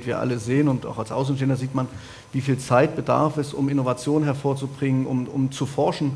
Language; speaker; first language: German; native; German